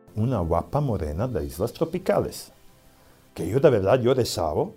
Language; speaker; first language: Spanish; non-native, fluent; Serbian